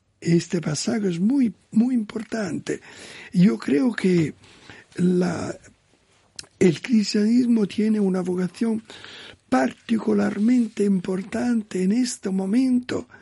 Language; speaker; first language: Spanish; non-native, learner; Italian